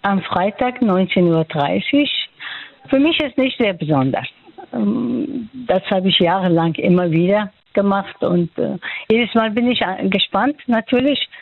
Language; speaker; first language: German; non-native, fluent; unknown